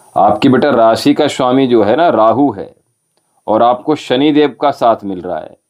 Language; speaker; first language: Hindi; native; Hindi